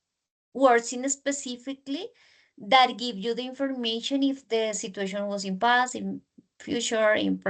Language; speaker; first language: English; non-native, learner; Spanish